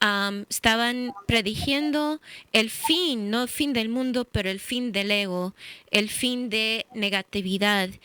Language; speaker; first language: Spanish; early bilingual, heritage; English